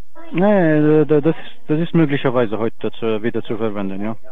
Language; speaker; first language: German; non-native, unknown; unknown